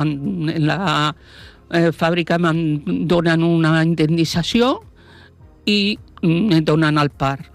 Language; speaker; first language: Catalan; non-native, local second language; Spanish